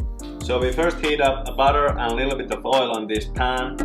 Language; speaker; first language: English; non-native, fluent; Finnish